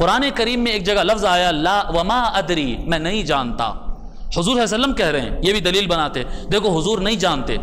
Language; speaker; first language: Urdu; native; Urdu